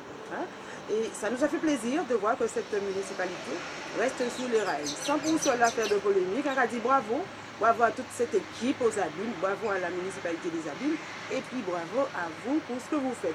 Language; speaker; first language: French; native; French